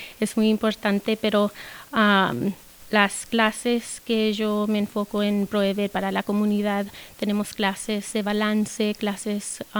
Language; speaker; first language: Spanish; early bilingual, heritage; Spanish